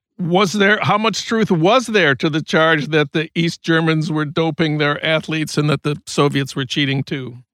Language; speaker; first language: English; native; English